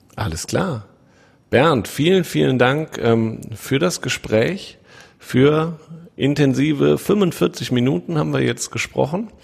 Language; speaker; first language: German; native; German